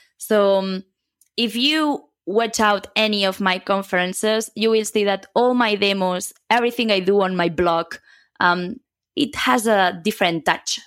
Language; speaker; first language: English; non-native, fluent; Catalan